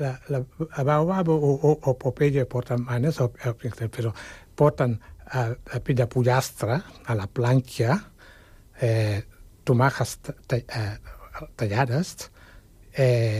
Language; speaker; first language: Catalan; non-native, fluent; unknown